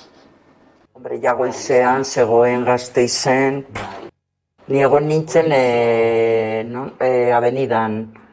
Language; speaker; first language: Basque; non-native, local second language; Spanish